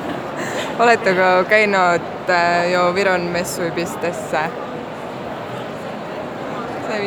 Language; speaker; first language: Finnish; non-native, learner; Estonian